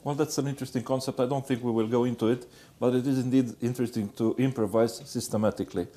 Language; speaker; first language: English; non-native, fluent; Romanian